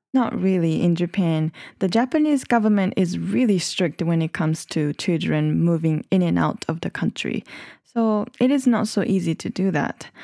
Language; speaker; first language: English; non-native, fluent; Japanese